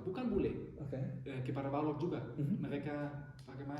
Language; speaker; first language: Indonesian; non-native, learner; German